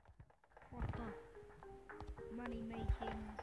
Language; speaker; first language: English; native; English